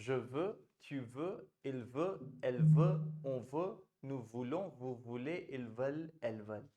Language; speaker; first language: French; non-native, fluent; Hindi